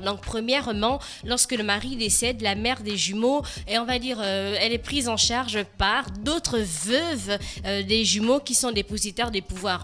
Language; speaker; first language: French; native; French